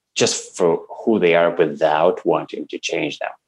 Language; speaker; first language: English; non-native, fluent; Russian